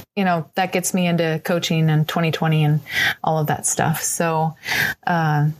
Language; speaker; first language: English; native; English